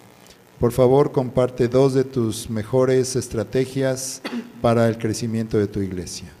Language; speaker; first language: Spanish; native; Spanish